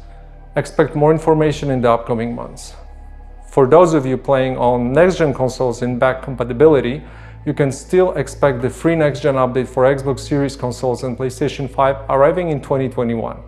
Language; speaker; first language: English; non-native, fluent; Polish